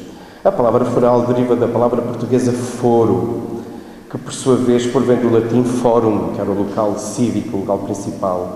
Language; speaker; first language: Portuguese; native; Portuguese